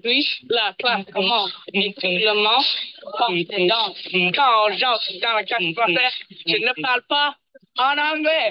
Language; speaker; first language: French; non-native, learner; English